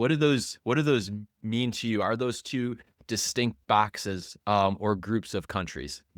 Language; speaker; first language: English; native; English